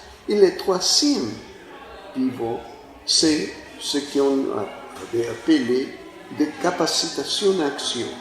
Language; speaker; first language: French; non-native, fluent; Spanish